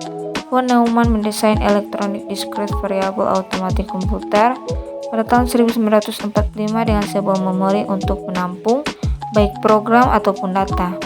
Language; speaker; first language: Indonesian; native; Indonesian